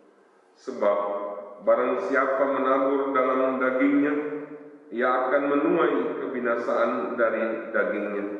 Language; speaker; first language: Indonesian; native; Indonesian